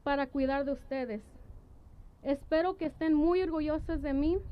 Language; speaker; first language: Spanish; early bilingual, heritage; Spanish